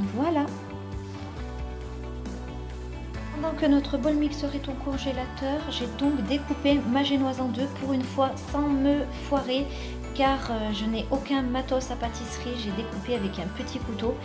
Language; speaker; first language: French; native; French